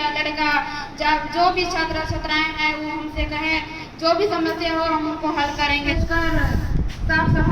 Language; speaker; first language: Hindi; native; Hindi